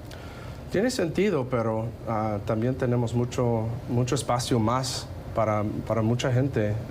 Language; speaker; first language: Spanish; non-native, fluent; English